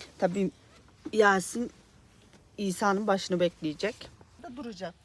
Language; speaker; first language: Turkish; native; Turkish